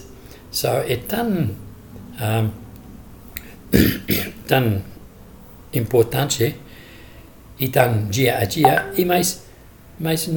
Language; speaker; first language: Portuguese; non-native, fluent; English